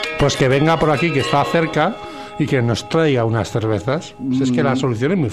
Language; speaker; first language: Spanish; native; Spanish